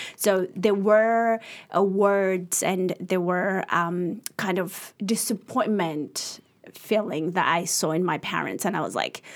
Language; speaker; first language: English; early bilingual, other home language; Arabic